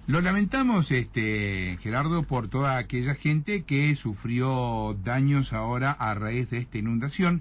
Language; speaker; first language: Spanish; native; Spanish